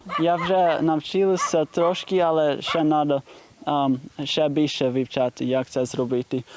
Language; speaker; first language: Ukrainian; non-native, learner; English